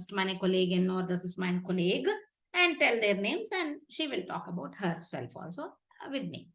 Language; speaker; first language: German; non-native, fluent; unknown